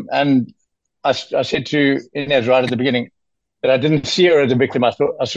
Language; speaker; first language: English; native; English